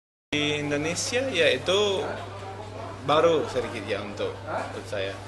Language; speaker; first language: Indonesian; non-native, learner; English